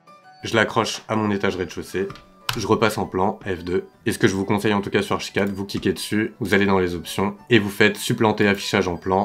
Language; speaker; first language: French; native; French